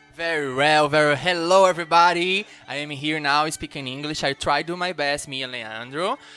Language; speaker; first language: English; non-native, learner; Portuguese